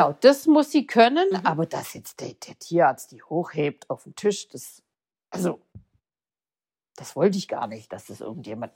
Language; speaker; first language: German; native; German